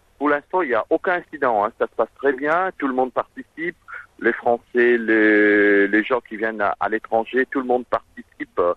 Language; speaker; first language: French; non-native, local second language; Morisyen